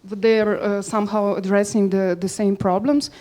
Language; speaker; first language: English; non-native, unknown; Slovenian